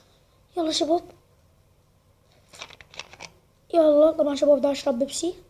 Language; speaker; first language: Arabic; native; Arabic